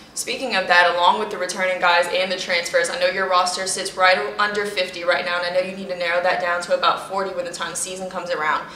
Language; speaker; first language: English; native; English